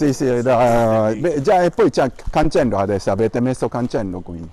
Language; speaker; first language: Italian; non-native, learner; Japanese